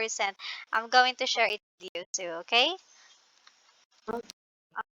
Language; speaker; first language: English; non-native, local second language; Filipino